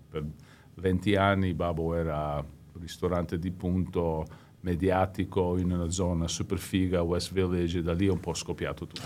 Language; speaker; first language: Italian; early bilingual, heritage; English